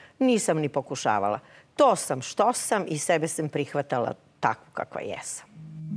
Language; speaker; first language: Serbian; native; Serbian